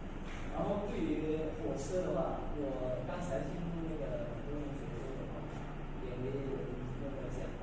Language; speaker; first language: Chinese; non-native, fluent; Lao